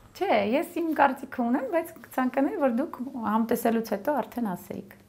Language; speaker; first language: Armenian; early bilingual, heritage; Armenian